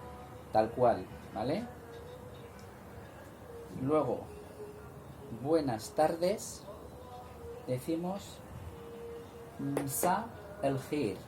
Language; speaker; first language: Spanish; non-native, fluent; Arabic